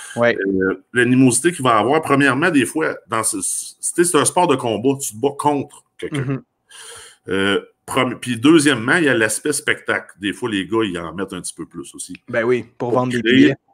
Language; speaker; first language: French; native; French